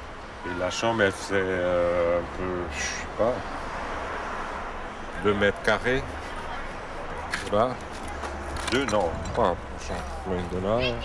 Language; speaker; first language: French; non-native, fluent; Portuguese